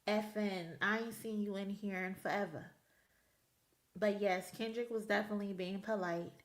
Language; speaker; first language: English; native; English